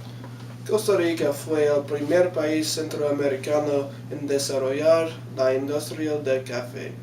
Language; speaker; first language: Spanish; non-native, learner; English